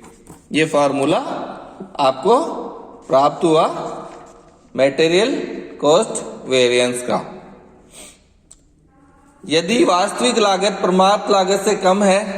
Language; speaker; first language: Hindi; native; Hindi